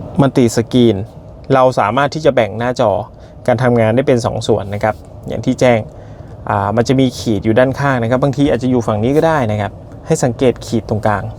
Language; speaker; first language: Thai; native; Thai